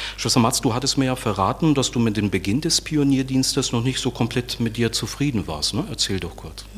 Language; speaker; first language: German; native; German